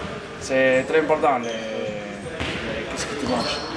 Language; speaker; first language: French; non-native, learner; Spanish